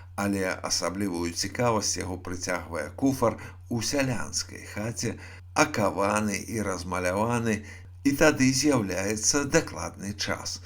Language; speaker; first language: Belarusian; native; Belarusian